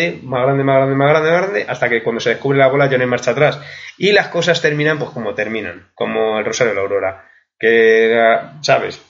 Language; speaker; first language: Spanish; native; Spanish